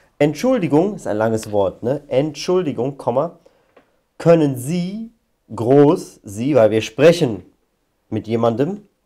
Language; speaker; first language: German; non-native, fluent; Arabic